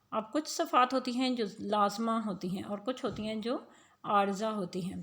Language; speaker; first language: Urdu; native; Urdu